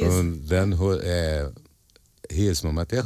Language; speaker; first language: German; non-native, learner; Portuguese